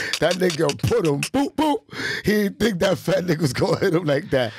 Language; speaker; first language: English; early bilingual, other home language; Spanish